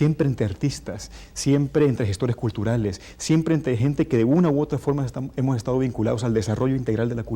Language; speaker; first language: Spanish; native; Spanish